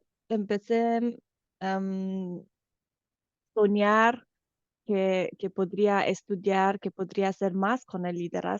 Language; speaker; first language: Spanish; non-native, fluent; Romanian